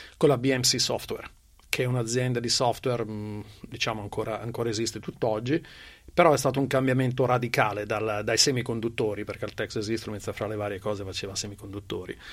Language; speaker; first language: Italian; native; Italian